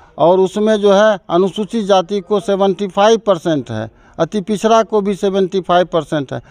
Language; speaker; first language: Hindi; native; Hindi